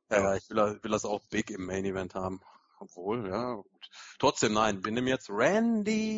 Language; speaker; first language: German; native; German